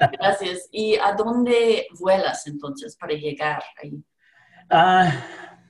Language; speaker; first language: Spanish; non-native, learner; English